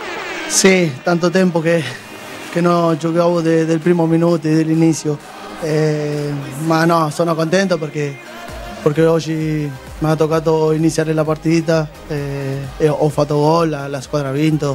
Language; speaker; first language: Italian; non-native, fluent; Spanish